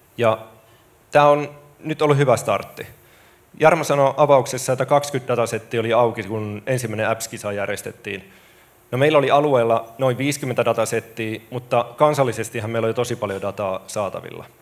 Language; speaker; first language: Finnish; native; Finnish